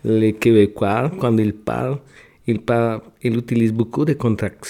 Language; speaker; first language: French; non-native, learner; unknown